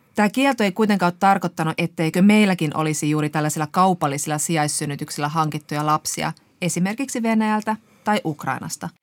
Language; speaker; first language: Finnish; native; Finnish